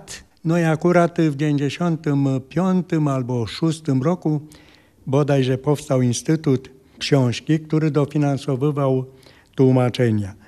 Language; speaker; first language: Polish; non-native, fluent; Romanian